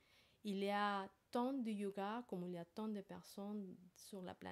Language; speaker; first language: French; non-native, fluent; Spanish